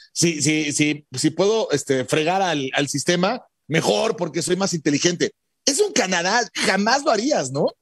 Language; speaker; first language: Spanish; native; Spanish